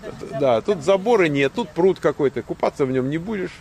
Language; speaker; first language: Russian; native; Russian